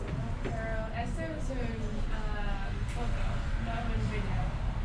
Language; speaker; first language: Spanish; non-native, learner; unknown